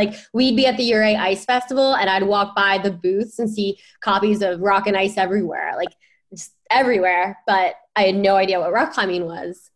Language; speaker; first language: English; native; English